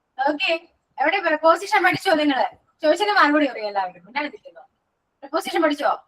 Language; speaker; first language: Malayalam; native; Malayalam